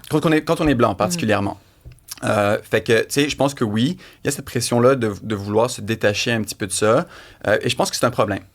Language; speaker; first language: French; native; French